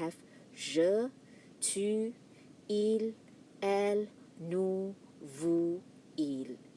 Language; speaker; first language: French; non-native, fluent; Malay